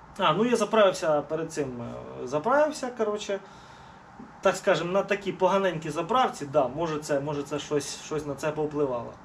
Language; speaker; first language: Ukrainian; non-native, local second language; Russian